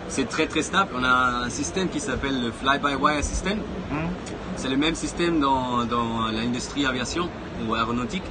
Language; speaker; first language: French; non-native, fluent; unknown